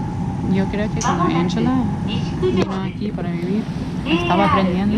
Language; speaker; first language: Spanish; non-native, fluent; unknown